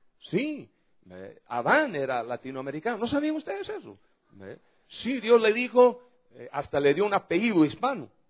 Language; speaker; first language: Spanish; non-native, fluent; English